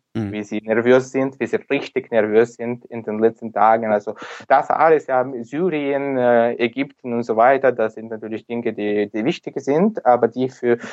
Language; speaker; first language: German; non-native, fluent; Ukrainian